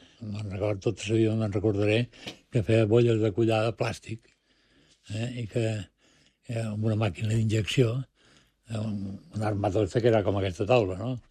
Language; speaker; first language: Catalan; non-native, local second language; Spanish